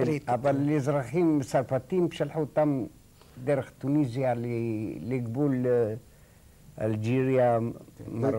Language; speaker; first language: Hebrew; non-native, fluent; Arabic